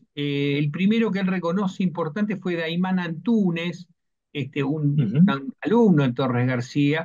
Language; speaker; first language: Spanish; native; Spanish